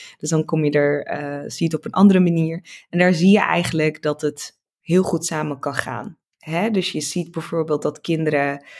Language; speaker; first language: Dutch; early bilingual, other home language; Tigrinya